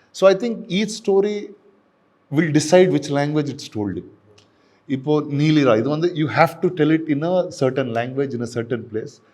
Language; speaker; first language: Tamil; non-native, local second language; Telugu